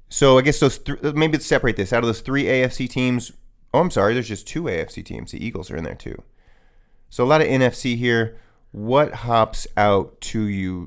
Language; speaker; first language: English; native; English